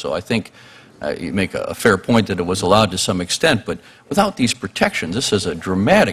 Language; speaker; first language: English; native; English